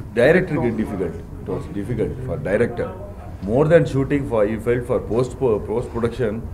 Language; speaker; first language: Telugu; non-native, learner; Tamil